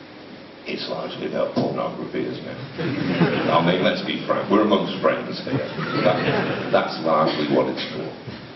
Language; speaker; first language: English; native; English